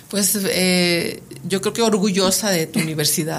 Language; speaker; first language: Spanish; native; Spanish